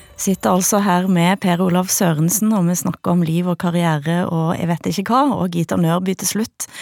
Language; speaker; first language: Norwegian; native; Norwegian